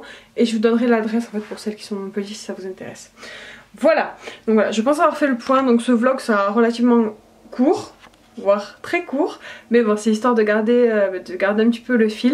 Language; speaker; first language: French; native; French